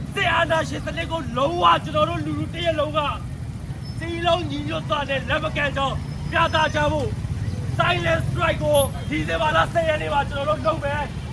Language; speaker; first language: Burmese; native; Burmese